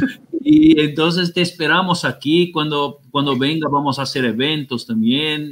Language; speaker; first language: Spanish; non-native, fluent; Portuguese